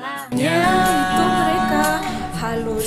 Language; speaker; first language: Indonesian; non-native, learner; Malagasy